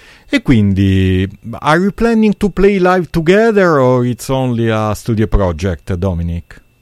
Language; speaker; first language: English; non-native, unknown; Italian